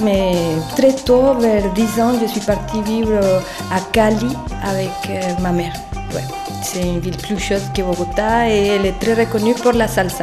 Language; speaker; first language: French; non-native, fluent; Spanish